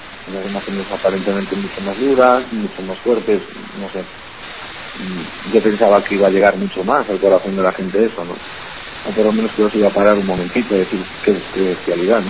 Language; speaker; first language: Spanish; native; Spanish